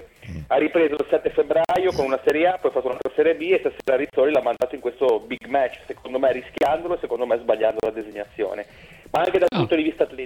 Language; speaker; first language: Italian; native; Italian